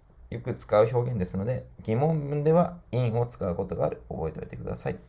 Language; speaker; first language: Japanese; native; Japanese